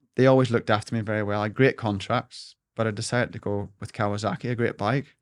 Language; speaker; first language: English; native; English